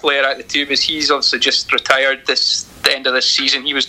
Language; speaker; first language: English; native; English